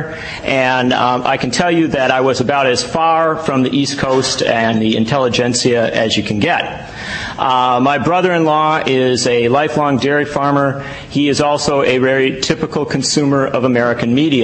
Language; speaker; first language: English; native; English